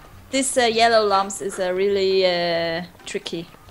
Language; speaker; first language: English; non-native, learner; German